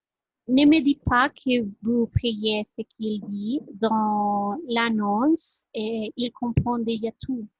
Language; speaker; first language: French; non-native, learner; Spanish